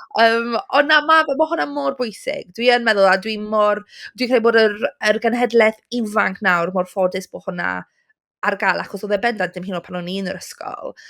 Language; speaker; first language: Welsh; non-native, local second language; English